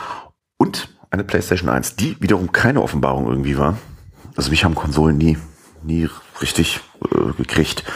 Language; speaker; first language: German; native; German